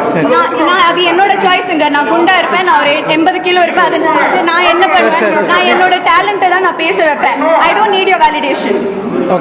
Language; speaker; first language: Tamil; non-native, fluent; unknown